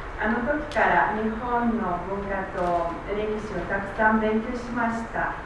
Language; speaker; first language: Japanese; non-native, learner; Romanian